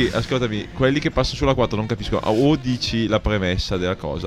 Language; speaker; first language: Italian; native; Italian